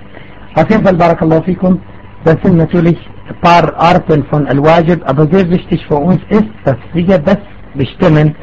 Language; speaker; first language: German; non-native, fluent; Arabic